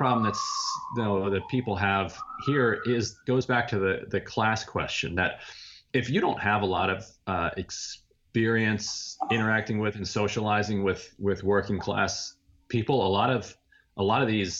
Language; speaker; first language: English; native; English